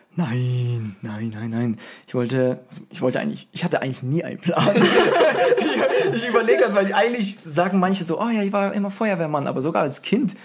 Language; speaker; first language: German; native; German